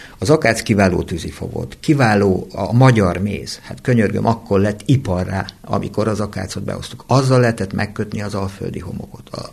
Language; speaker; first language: Hungarian; native; Hungarian